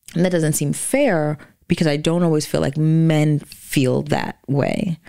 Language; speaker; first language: English; native; English